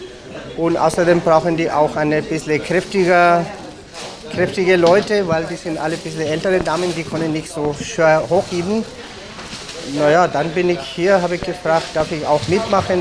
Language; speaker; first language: German; non-native, fluent; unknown